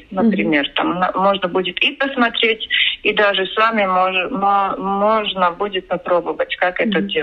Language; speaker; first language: Russian; non-native, local second language; Latvian